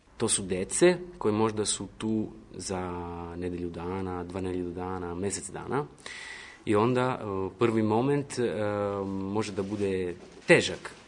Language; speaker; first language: Serbian; non-native, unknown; Italian